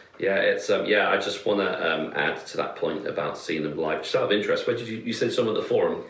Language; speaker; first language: English; native; English